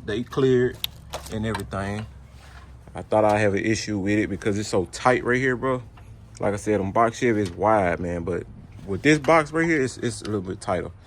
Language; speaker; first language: English; native; English